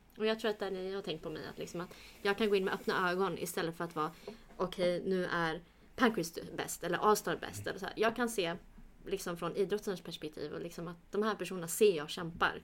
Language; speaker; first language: Swedish; early bilingual, other home language; Kurdish